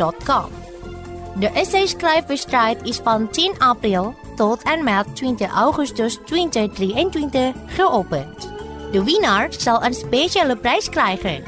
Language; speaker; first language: Dutch; non-native, fluent; Indonesian